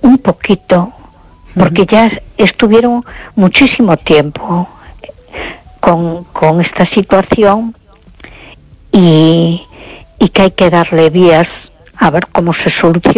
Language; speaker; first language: Spanish; native; Spanish